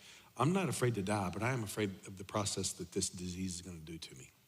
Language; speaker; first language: English; native; English